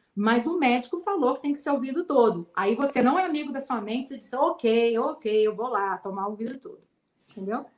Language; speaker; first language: Portuguese; native; Portuguese